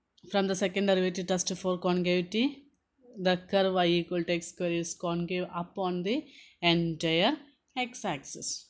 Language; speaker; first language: English; non-native, local second language; Malayalam